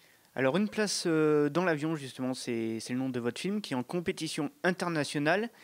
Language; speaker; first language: French; native; French